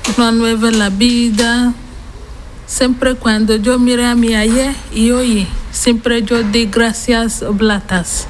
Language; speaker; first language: Spanish; non-native, learner; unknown